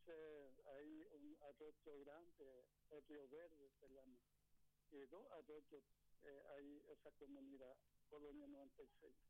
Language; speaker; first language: Spanish; non-native, local second language; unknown